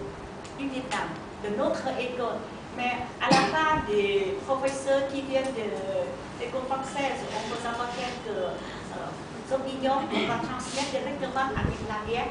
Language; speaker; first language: French; non-native, learner; Vietnamese